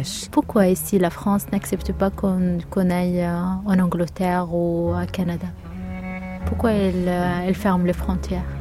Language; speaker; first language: French; non-native, learner; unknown